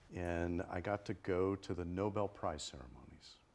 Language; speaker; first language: English; native; English